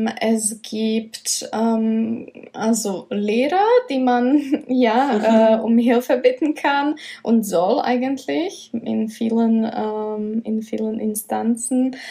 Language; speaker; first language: German; non-native, fluent; Czech